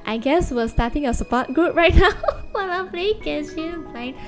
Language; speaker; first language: English; native; English